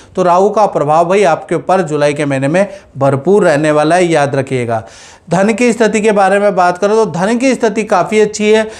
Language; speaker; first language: Hindi; non-native, local second language; Gujarati